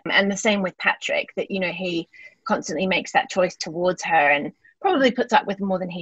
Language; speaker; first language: English; native; English